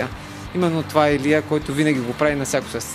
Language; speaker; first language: Bulgarian; native; Bulgarian